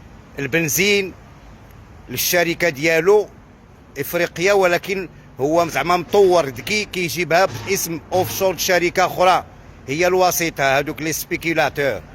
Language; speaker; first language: Arabic; native; Arabic